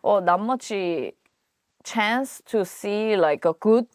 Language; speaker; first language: English; non-native, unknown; Korean